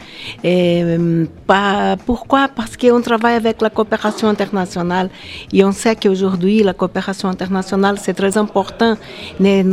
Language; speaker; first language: French; non-native, fluent; Portuguese